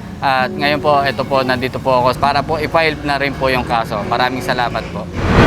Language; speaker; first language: Filipino; native; Filipino